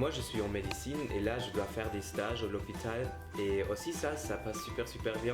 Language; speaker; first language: French; non-native, learner; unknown